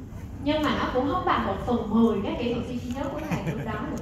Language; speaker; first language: Vietnamese; native; Vietnamese